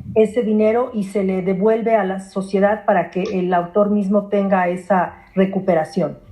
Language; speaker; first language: Spanish; non-native, fluent; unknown